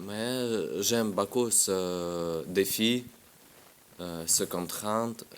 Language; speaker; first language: French; non-native, learner; Russian